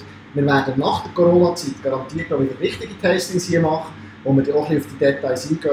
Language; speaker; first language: German; native; German